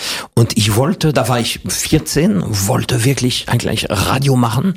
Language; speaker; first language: German; non-native, fluent; French